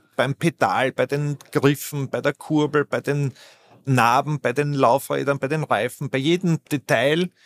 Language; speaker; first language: German; native; German